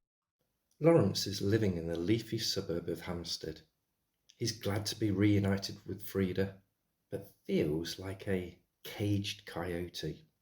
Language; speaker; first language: English; native; English